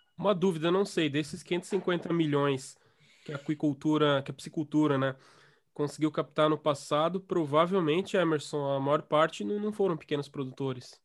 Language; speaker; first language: Portuguese; native; Portuguese